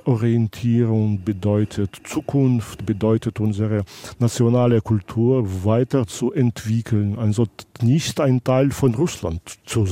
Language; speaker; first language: German; non-native, fluent; Belarusian